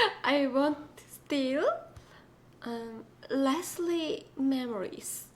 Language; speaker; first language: English; non-native, learner; Korean